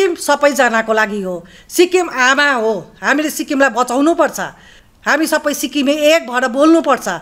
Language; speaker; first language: Nepali; native; Nepali